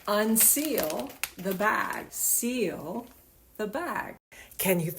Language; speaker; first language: English; native; English